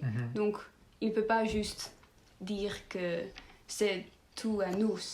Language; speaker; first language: French; non-native, learner; Dutch